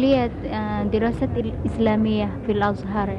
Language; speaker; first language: Arabic; non-native, learner; Indonesian